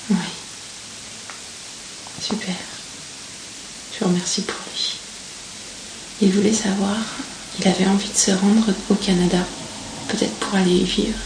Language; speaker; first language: French; native; French